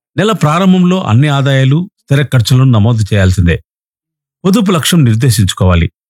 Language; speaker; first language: Telugu; native; Telugu